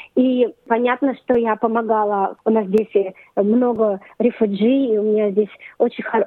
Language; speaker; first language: Russian; native; Russian